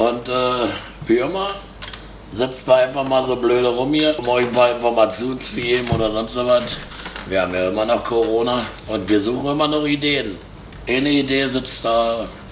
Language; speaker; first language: German; native; German